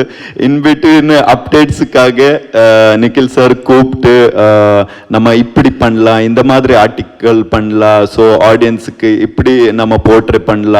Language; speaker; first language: Tamil; non-native, learner; Kannada